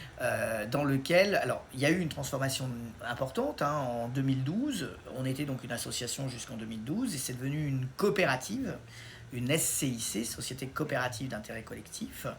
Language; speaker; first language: French; native; French